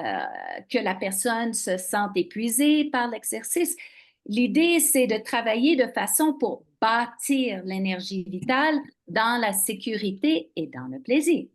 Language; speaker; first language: French; non-native, local second language; English